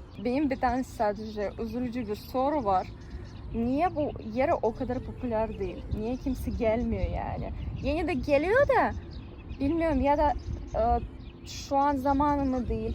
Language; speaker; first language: Turkish; non-native, learner; Russian